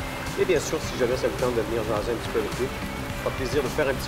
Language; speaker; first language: French; native; French